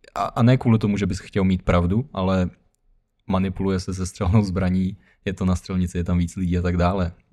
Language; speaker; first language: Czech; early bilingual, other home language; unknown